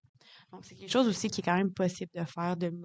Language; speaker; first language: French; native; French